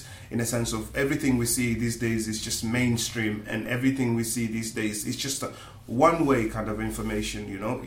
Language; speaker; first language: English; non-native, local second language; Swahili